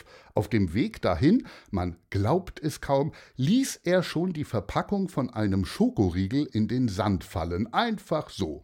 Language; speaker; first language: German; native; German